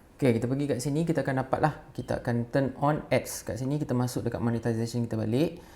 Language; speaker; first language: Malay; native; Malay